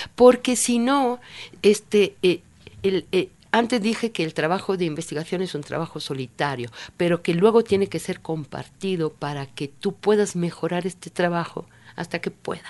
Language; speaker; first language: Spanish; non-native, fluent; Italian